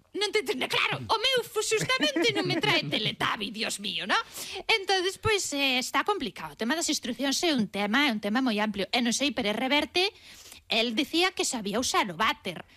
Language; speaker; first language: Galician; native; Galician